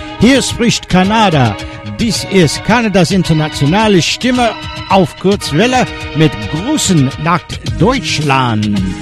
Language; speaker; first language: German; non-native, learner; English